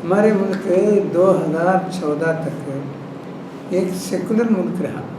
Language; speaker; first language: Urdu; non-native, local second language; Malayalam